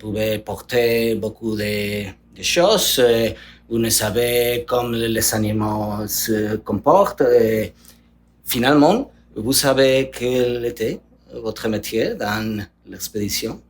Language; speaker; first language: French; non-native, learner; Spanish